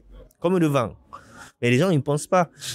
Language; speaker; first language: French; non-native, learner; Japanese